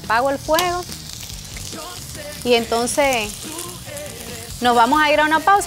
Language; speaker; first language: Spanish; native; Spanish